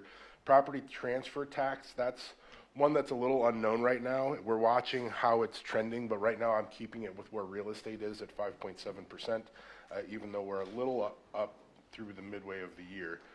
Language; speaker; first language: English; native; English